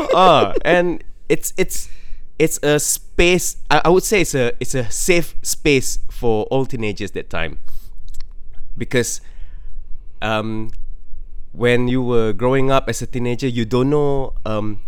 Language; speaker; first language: English; non-native, local second language; Malay